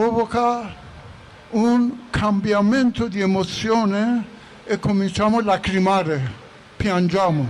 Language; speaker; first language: Italian; non-native, fluent; Persian